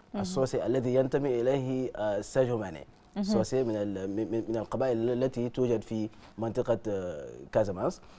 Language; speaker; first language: Arabic; non-native, fluent; Wolof